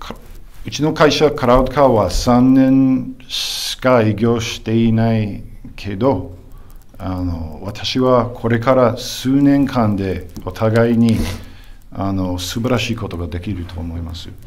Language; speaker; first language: Japanese; non-native, fluent; English